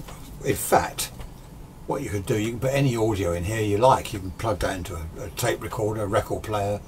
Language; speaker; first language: English; native; English